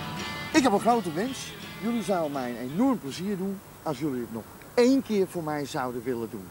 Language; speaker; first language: Dutch; native; Dutch